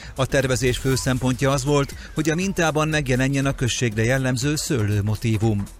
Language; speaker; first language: Hungarian; native; Hungarian